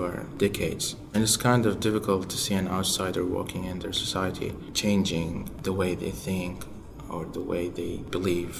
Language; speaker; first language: English; non-native, fluent; Arabic